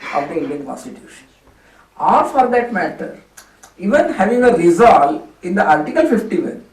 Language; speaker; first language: English; non-native, local second language; Hindi